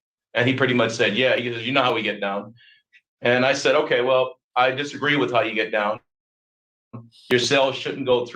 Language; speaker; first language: English; native; English